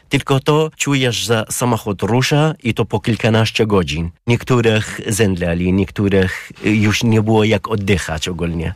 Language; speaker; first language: Polish; non-native, learner; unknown